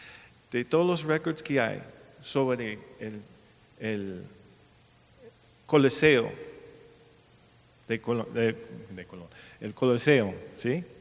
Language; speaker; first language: Spanish; non-native, fluent; English